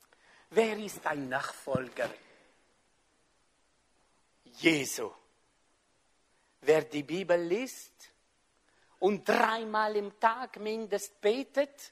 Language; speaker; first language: German; non-native, fluent; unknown